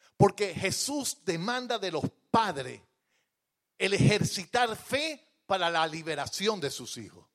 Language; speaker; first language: Spanish; native; Spanish